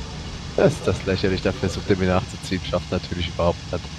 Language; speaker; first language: German; native; German